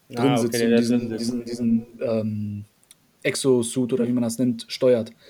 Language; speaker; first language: German; early bilingual, other home language; Polish